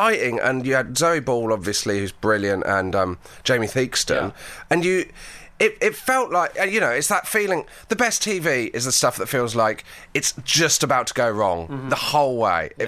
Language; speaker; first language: English; native; English